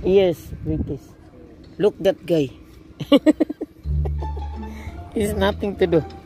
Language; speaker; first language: English; non-native, local second language; Filipino